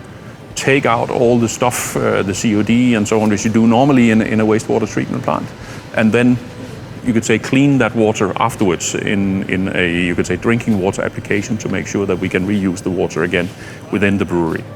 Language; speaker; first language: English; non-native, fluent; Danish